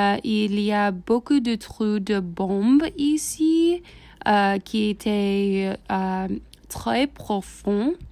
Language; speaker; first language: French; non-native, learner; English